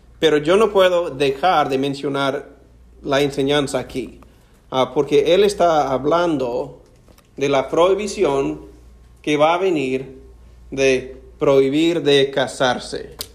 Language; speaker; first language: Spanish; non-native, fluent; English